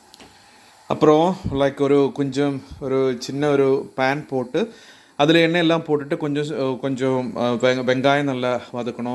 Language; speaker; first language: Tamil; non-native, learner; Malayalam